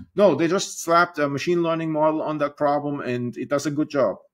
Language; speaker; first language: English; non-native, fluent; German